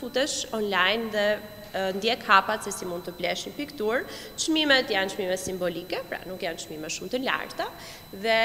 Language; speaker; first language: English; non-native, learner; Ukrainian